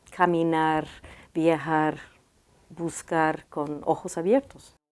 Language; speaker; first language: Spanish; non-native, learner; English